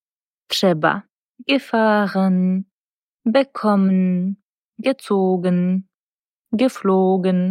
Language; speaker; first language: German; non-native, fluent; Czech